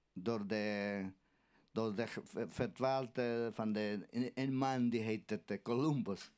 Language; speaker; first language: Dutch; non-native, learner; Aymara